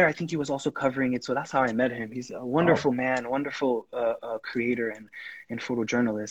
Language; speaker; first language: English; non-native, fluent; Haitian Creole